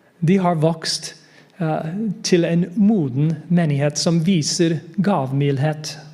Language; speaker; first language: Norwegian; non-native, fluent; English